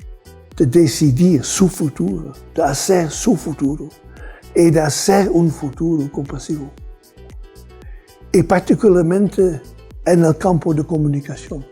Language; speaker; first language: Spanish; non-native, fluent; Dutch